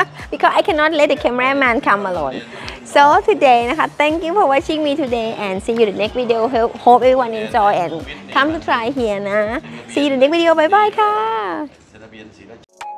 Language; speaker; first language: English; non-native, learner; Thai